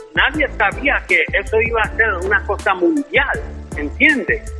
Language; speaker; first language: Spanish; early bilingual, heritage; Spanish